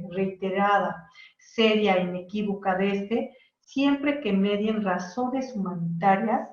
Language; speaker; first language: Spanish; native; Spanish